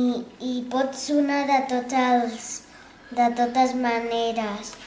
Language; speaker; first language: Catalan; non-native, local second language; Spanish